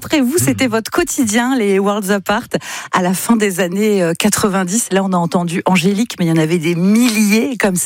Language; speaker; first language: French; native; French